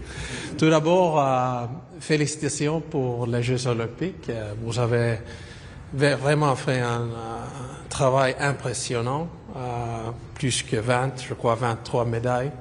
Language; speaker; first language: French; non-native, fluent; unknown